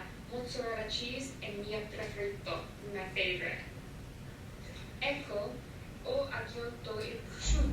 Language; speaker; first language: Italian; non-native, learner; English